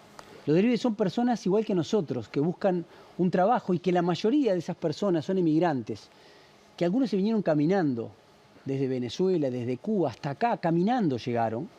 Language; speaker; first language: Spanish; native; Spanish